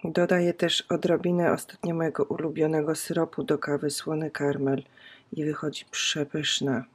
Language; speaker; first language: Polish; native; Polish